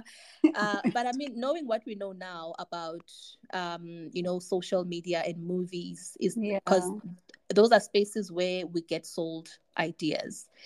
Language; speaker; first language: English; non-native, local second language; Zulu